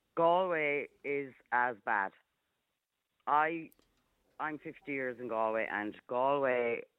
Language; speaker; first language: English; native; English